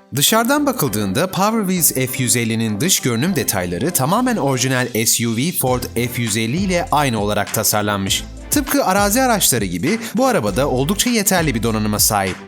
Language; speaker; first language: Turkish; native; Turkish